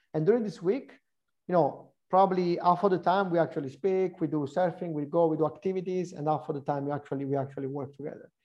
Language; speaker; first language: English; non-native, fluent; Italian